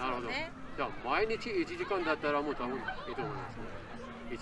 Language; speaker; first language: Japanese; non-native, learner; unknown